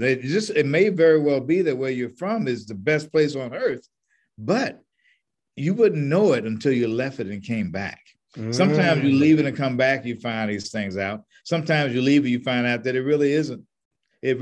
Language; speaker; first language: English; native; English